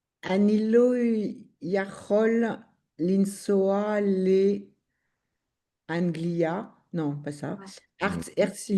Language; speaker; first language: Hebrew; non-native, learner; French